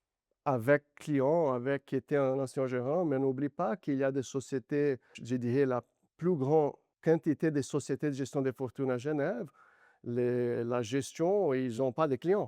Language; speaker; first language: French; non-native, learner; Portuguese